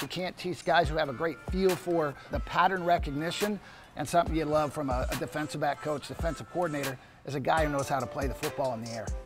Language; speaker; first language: English; native; English